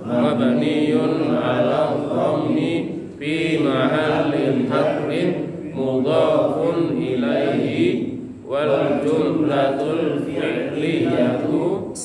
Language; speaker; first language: Arabic; non-native, learner; Indonesian